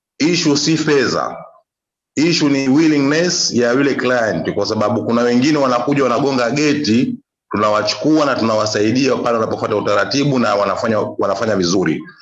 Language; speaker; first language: Swahili; native; Swahili